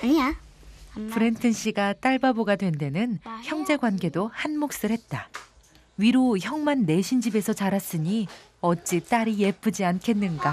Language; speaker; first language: Korean; native; Korean